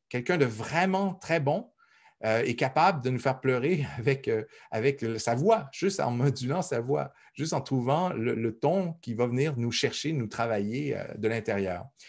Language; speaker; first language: French; native; French